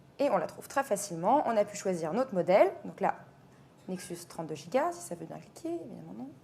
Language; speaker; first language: French; native; French